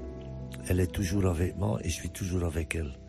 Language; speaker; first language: French; non-native, fluent; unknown